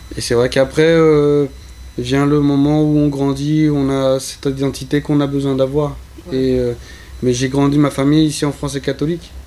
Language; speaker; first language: French; early bilingual, other home language; Spanish